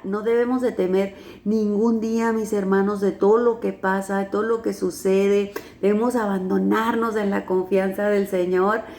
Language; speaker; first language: Spanish; native; Spanish